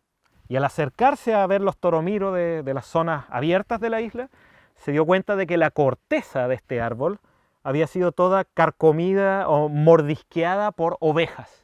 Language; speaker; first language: Spanish; native; Spanish